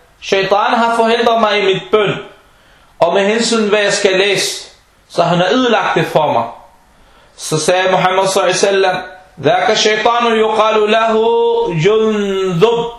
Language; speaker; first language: Danish; early bilingual, other home language; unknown